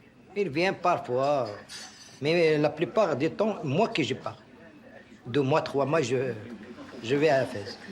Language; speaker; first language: French; non-native, local second language; Arabic